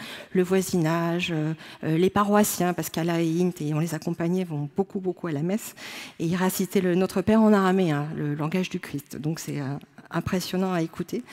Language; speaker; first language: French; native; French